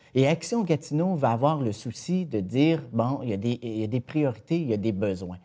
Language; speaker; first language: French; native; French